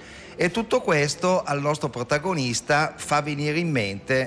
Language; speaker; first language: Italian; native; Italian